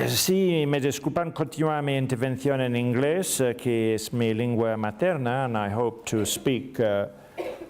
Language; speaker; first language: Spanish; non-native, learner; English